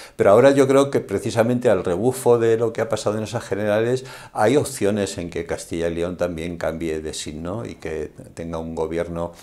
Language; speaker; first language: Spanish; native; Spanish